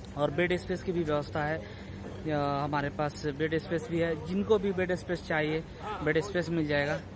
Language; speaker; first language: Hindi; native; Hindi